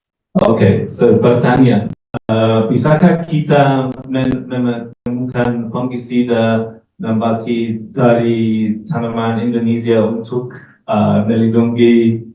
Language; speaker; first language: Indonesian; non-native, learner; English